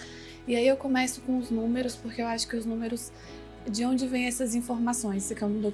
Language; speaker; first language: Portuguese; native; Portuguese